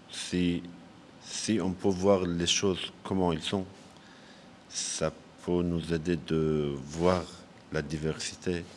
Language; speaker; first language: French; non-native, fluent; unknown